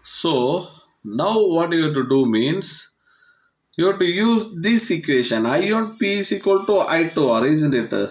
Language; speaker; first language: English; non-native, local second language; Tamil